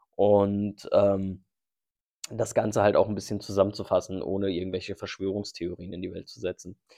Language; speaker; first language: German; early bilingual, other home language; Turkish